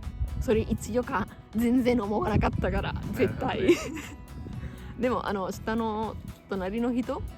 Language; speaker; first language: Japanese; non-native, fluent; Italian